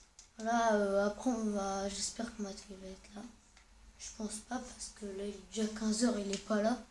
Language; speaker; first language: French; native; French